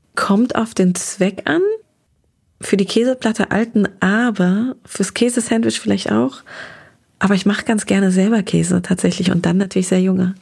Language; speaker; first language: German; native; German